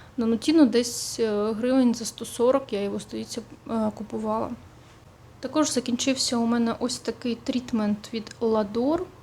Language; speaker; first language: Ukrainian; non-native, local second language; Russian